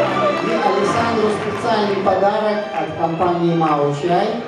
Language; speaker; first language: Russian; native; Russian